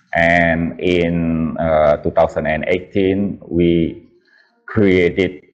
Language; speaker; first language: English; non-native, fluent; Indonesian